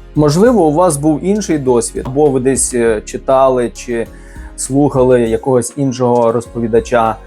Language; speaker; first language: Ukrainian; native; Ukrainian